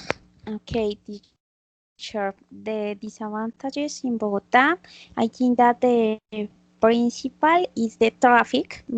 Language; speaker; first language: English; non-native, learner; Spanish